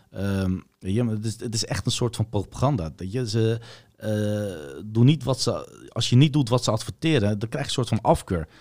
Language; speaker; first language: Dutch; early bilingual, other home language; Bosnian